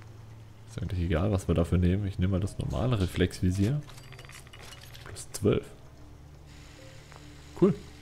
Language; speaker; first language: German; native; German